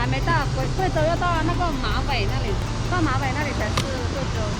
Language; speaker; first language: Chinese; native; Chinese